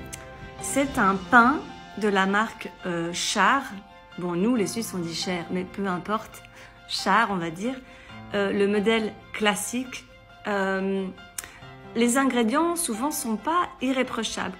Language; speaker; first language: French; native; French